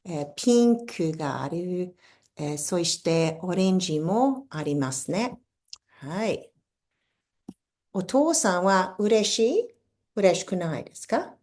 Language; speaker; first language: Japanese; non-native, fluent; English